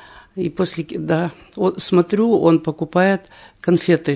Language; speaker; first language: Russian; native; Russian